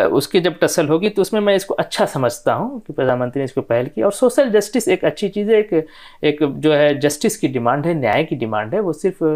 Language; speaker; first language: Hindi; non-native, local second language; Bhojpuri